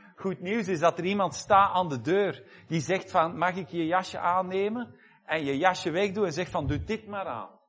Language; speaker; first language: Dutch; native; Dutch